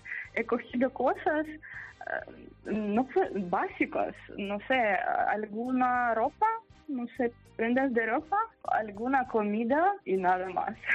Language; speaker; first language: Spanish; non-native, fluent; Ukrainian